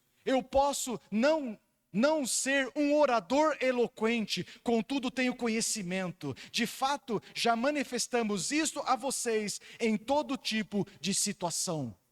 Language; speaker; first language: Portuguese; native; Portuguese